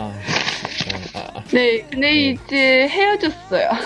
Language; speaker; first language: Korean; non-native, learner; Chinese